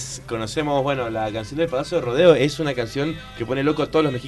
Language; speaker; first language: Spanish; native; Spanish